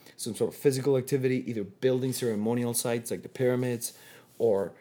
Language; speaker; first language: English; non-native, fluent; Spanish